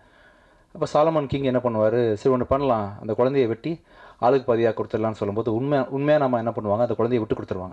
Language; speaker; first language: Tamil; native; Tamil